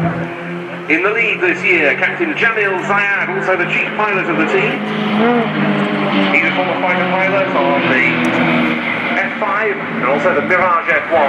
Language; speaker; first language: English; native; English